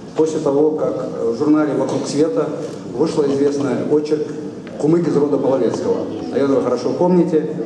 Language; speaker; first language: Russian; non-native, local second language; Kumyk